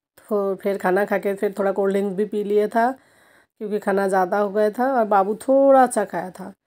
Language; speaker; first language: Hindi; non-native, local second language; Bangla